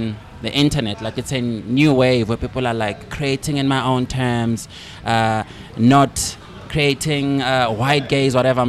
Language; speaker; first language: English; non-native, local second language; Swati